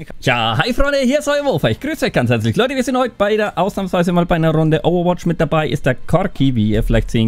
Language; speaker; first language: German; native; German